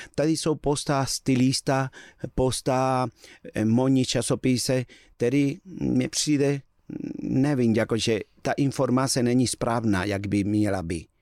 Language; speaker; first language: Czech; non-native, learner; Spanish